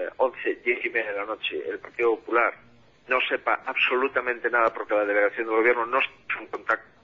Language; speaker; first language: Spanish; native; Spanish